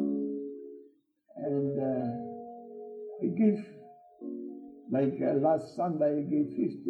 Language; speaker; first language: English; non-native, fluent; Polish